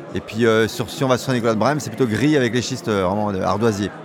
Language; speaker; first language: French; native; French